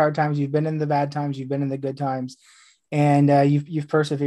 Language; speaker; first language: English; native; English